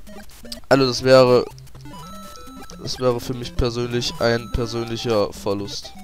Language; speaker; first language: German; native; German